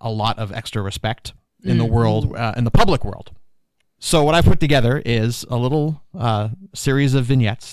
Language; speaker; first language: English; native; English